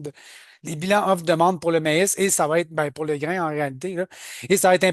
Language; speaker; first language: French; native; French